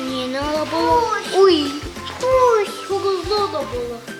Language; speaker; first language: Turkish; early bilingual, other home language; Persian